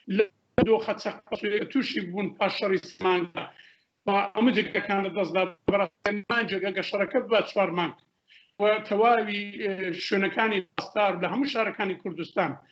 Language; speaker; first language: Central Kurdish; native; Central Kurdish